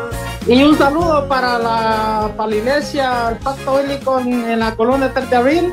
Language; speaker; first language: Spanish; native; Spanish